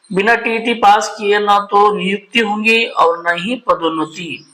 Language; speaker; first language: Hindi; non-native, local second language; Marathi